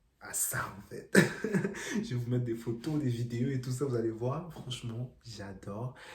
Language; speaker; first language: French; non-native, local second language; Lingala